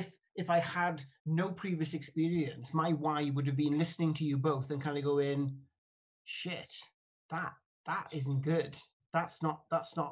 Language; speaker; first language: English; native; English